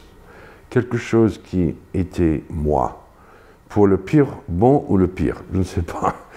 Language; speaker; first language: French; non-native, fluent; English